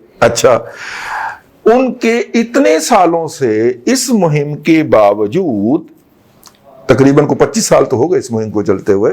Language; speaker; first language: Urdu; non-native, local second language; Punjabi